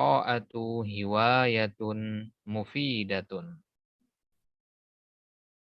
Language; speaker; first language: Arabic; non-native, fluent; Indonesian